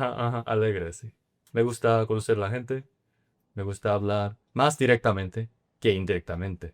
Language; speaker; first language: Spanish; non-native, learner; Korean